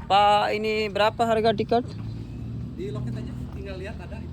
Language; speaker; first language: Indonesian; non-native, learner; Urdu